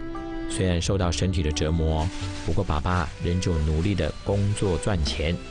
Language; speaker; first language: Chinese; native; Chinese